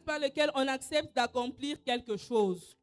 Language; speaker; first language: French; non-native, local second language; Swahili